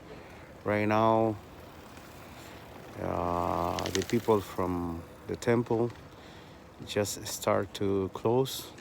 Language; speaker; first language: English; non-native, learner; Spanish